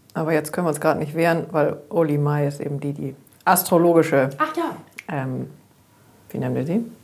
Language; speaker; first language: German; native; German